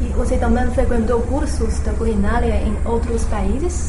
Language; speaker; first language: Portuguese; non-native, fluent; Chinese